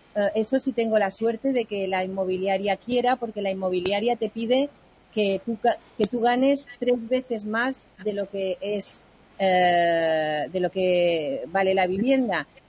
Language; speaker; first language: Spanish; native; Spanish